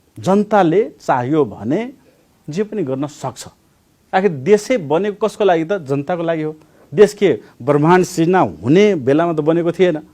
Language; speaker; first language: Nepali; non-native, local second language; Maithili